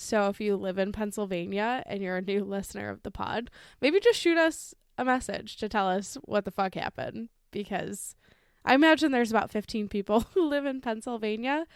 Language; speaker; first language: English; native; English